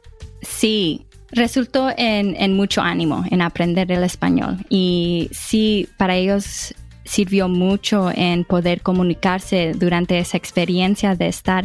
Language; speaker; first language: Spanish; early bilingual, heritage; English